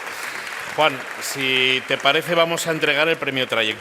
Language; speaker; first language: Spanish; native; Spanish